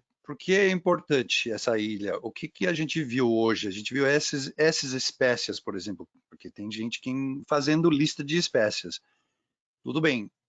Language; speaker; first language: Portuguese; non-native, fluent; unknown